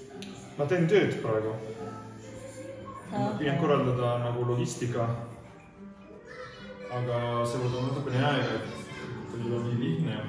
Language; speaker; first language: Estonian; non-native, learner; Spanish